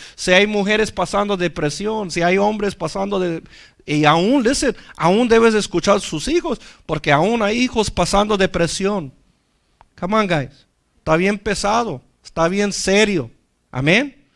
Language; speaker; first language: Spanish; non-native, fluent; English